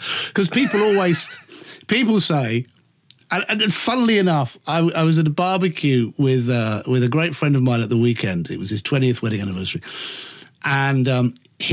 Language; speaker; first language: English; native; English